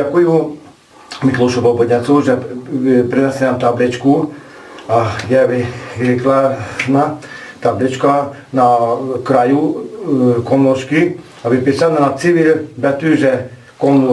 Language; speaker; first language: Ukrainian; early bilingual, heritage; Hungarian